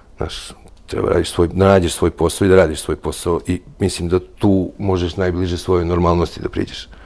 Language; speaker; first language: Serbian; native; Serbian